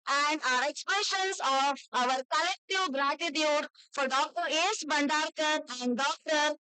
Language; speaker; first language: English; non-native, local second language; Kannada